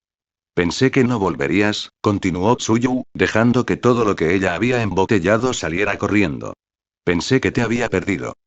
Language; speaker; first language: Spanish; native; Spanish